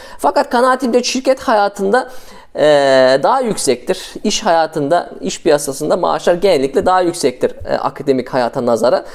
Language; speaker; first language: Turkish; early bilingual, heritage; Turkish